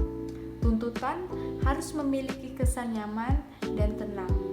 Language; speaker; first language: Indonesian; native; Indonesian